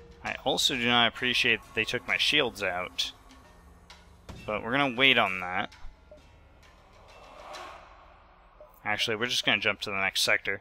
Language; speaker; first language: English; native; English